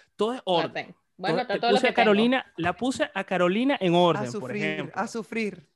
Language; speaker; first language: Spanish; native; Spanish